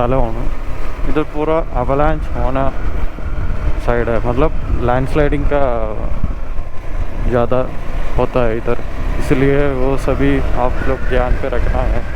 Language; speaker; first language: Hindi; non-native, local second language; Malayalam